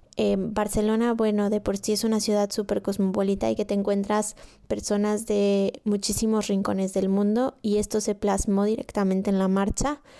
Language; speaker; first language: Spanish; native; Spanish